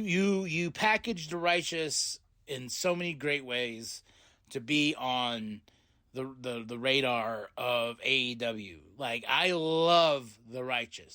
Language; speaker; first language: English; native; English